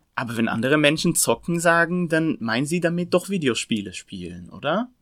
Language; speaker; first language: German; non-native, fluent; Hebrew